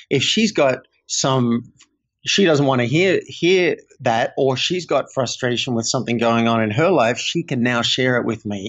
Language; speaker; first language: English; native; English